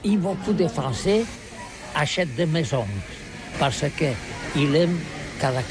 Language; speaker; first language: French; non-native, learner; Catalan